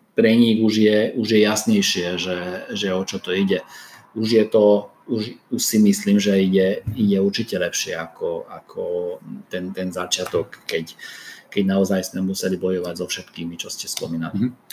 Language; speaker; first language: Slovak; non-native, fluent; Hungarian